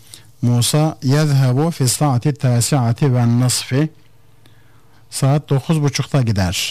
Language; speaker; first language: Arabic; non-native, fluent; Turkish